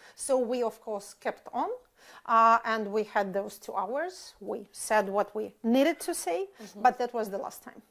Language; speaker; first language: English; non-native, fluent; Russian